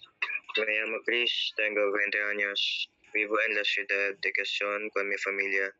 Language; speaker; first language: Spanish; non-native, learner; Filipino